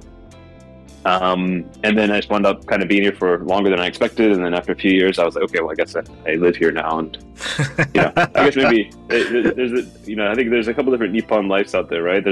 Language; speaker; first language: English; native; English